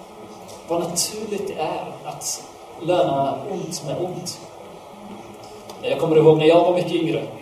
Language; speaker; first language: Swedish; non-native, fluent; English